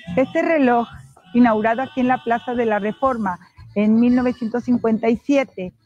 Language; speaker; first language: Spanish; native; Spanish